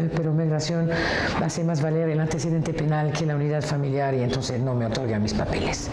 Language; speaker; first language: Spanish; non-native, fluent; French